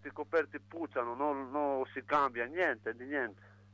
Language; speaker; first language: Italian; non-native, learner; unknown